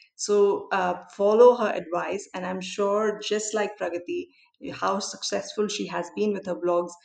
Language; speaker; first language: English; non-native, local second language; Hindi